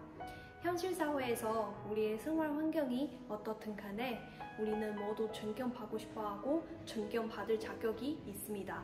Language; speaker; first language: Korean; non-native, fluent; Chinese